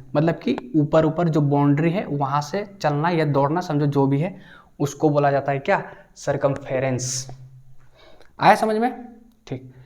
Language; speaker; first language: Hindi; native; Hindi